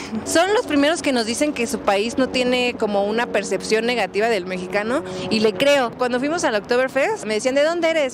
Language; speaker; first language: Spanish; native; Spanish